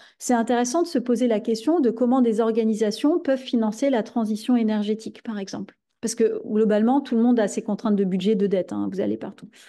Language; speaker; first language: French; native; French